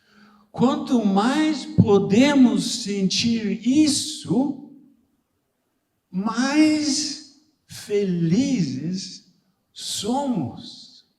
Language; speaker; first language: Portuguese; non-native, fluent; English